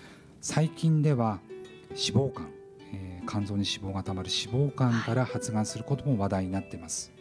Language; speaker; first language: Japanese; native; Japanese